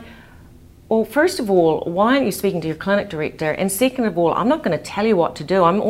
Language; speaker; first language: English; native; English